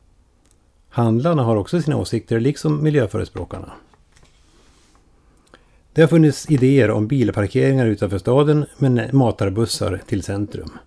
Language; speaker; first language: Swedish; native; Swedish